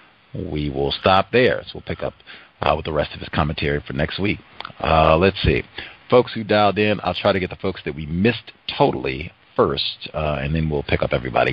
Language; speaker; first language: English; native; English